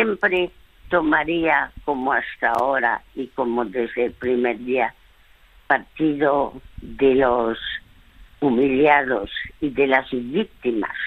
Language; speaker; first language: Spanish; early bilingual, other home language; French